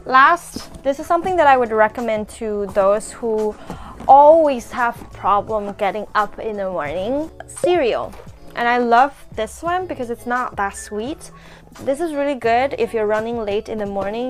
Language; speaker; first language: English; non-native, fluent; Chinese